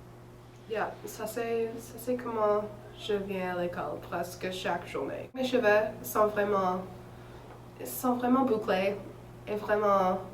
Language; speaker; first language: French; non-native, fluent; English